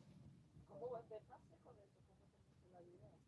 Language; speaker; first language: Spanish; non-native, fluent; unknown